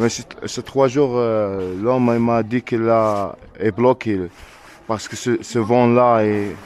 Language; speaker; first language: French; non-native, learner; Arabic